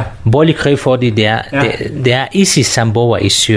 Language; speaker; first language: Danish; non-native, learner; Kurdish